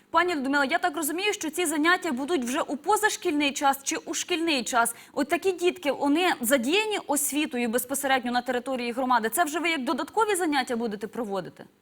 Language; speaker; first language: Ukrainian; native; Ukrainian